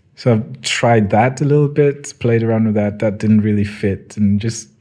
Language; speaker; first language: English; non-native, local second language; Tswana